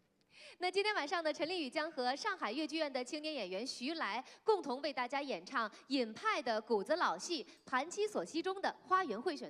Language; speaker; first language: Chinese; native; Chinese